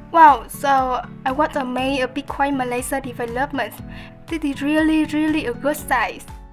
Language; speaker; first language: English; non-native, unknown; Vietnamese